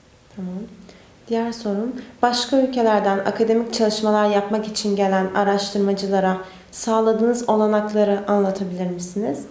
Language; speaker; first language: Turkish; native; Turkish